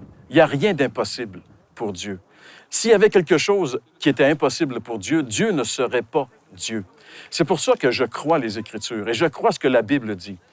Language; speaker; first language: French; native; French